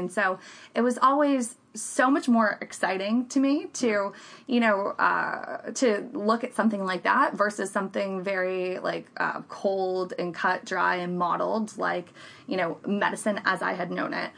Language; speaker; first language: English; native; English